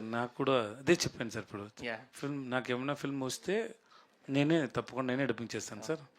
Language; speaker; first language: Telugu; non-native, learner; Tamil